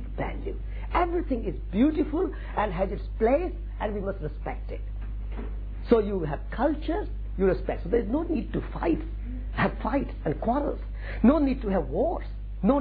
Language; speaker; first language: English; non-native, local second language; Marwari